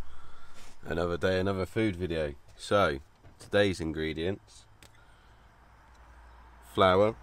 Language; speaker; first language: English; native; English